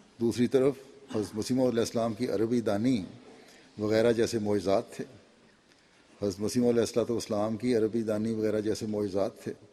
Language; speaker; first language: Urdu; native; Urdu